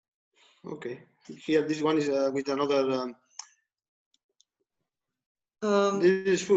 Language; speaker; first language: English; non-native, learner; Spanish